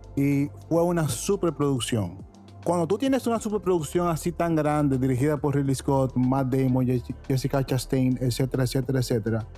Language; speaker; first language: Spanish; native; Spanish